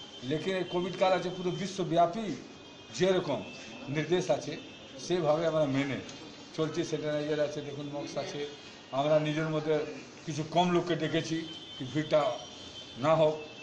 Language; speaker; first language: Bangla; non-native, local second language; Hindi